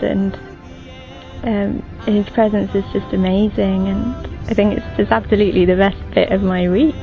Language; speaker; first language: English; native; English